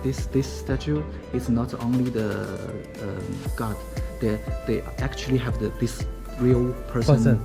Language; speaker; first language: English; non-native, learner; Chinese